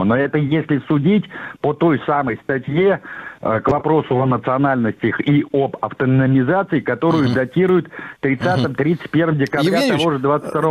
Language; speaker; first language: Russian; native; Russian